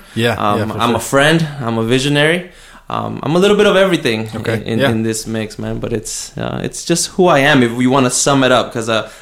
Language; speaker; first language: English; early bilingual, other home language; Spanish